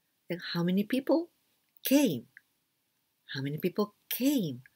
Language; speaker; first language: English; non-native, fluent; Japanese